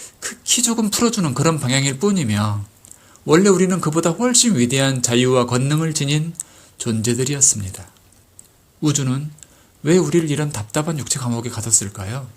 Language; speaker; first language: Korean; native; Korean